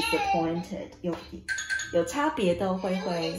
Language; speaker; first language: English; non-native, learner; Chinese